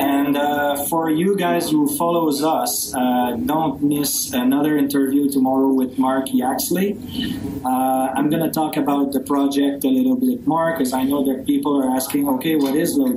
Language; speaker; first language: English; non-native, fluent; French